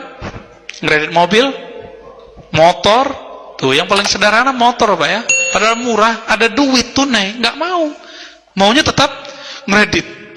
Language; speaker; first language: Indonesian; native; Indonesian